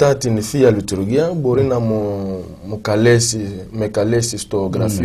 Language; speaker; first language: Greek; non-native, fluent; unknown